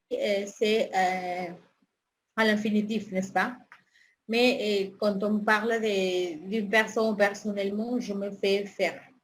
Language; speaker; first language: French; non-native, fluent; Spanish